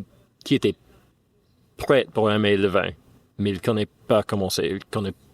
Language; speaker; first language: French; non-native, fluent; English